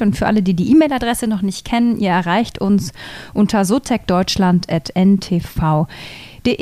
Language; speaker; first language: German; native; German